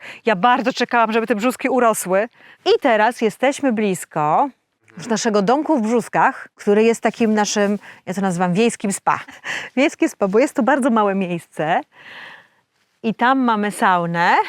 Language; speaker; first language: Polish; native; Polish